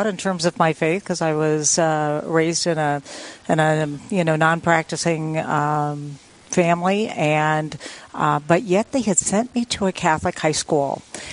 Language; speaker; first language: English; native; English